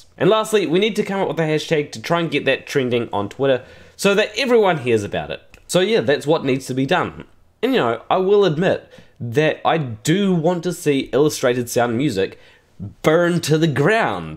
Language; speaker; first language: English; native; English